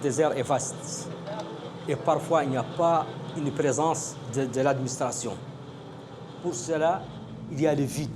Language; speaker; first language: French; non-native, local second language; Arabic